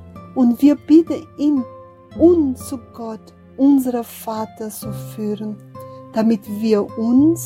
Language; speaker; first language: German; non-native, fluent; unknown